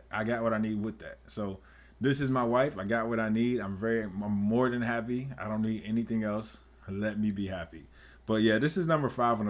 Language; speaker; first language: English; native; English